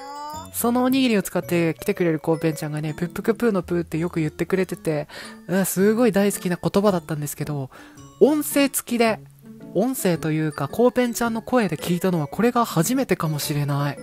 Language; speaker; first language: Japanese; native; Japanese